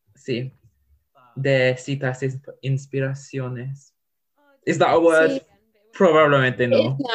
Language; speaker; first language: Spanish; non-native, learner; English